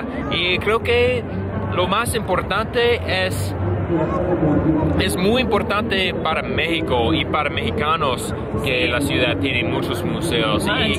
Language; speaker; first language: Spanish; non-native, learner; English